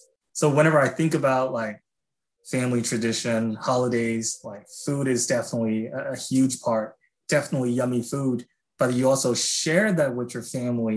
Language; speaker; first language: English; non-native, fluent; Chinese